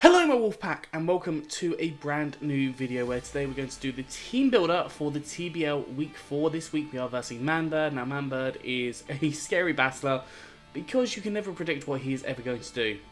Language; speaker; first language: English; native; English